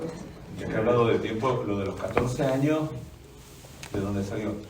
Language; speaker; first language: Spanish; native; Spanish